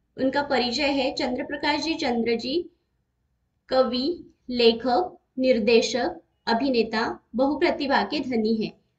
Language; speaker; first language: Hindi; non-native, local second language; Marathi